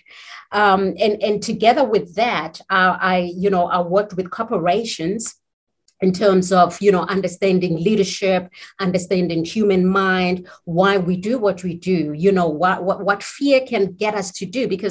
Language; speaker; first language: English; non-native, local second language; Zulu